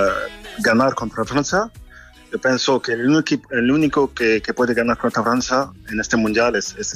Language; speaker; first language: Spanish; non-native, fluent; French